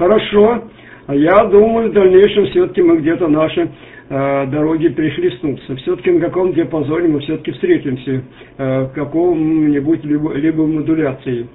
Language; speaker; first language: Russian; native; Russian